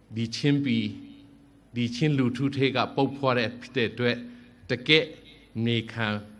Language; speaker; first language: Burmese; non-native, local second language; Hakha Chin